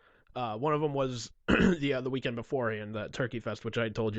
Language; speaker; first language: English; native; English